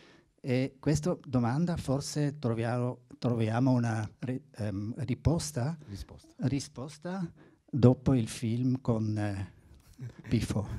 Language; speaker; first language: Italian; non-native, learner; German